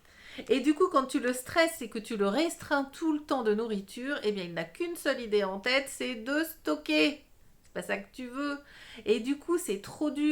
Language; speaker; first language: French; native; French